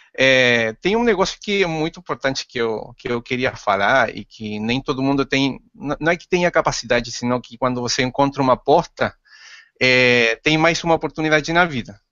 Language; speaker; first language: Portuguese; non-native, fluent; Spanish